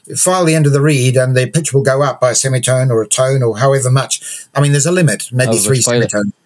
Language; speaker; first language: English; native; English